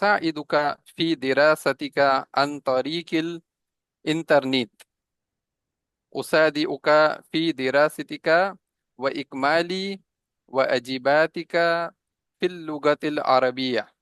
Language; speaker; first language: Arabic; non-native, learner; Hindi